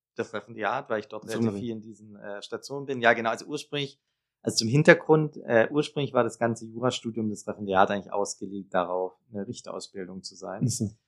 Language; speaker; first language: German; native; German